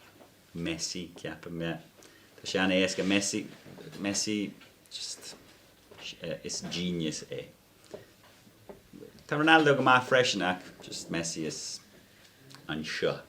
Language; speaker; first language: Irish; non-native, local second language; English